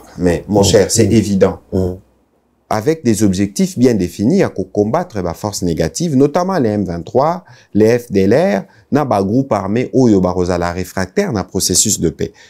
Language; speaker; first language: French; non-native, local second language; Lingala